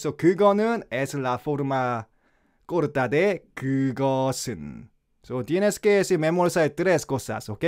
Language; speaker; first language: Spanish; non-native, learner; Korean